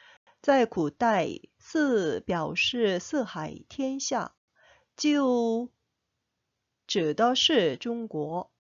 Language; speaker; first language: Chinese; non-native, fluent; Korean